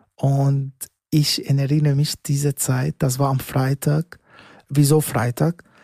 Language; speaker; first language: German; non-native, learner; Arabic